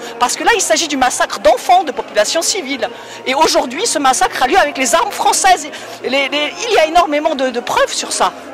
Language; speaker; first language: French; non-native, fluent; Polish